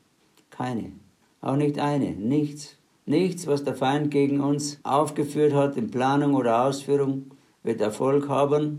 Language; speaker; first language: German; native; German